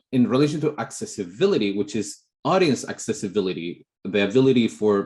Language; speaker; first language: English; non-native, fluent; Spanish